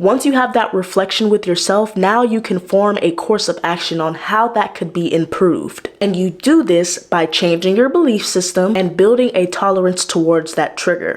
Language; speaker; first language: English; native; English